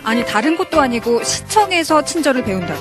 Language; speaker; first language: Korean; native; Korean